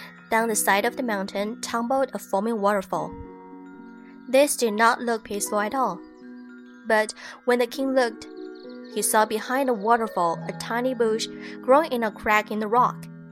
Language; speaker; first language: English; non-native, fluent; Chinese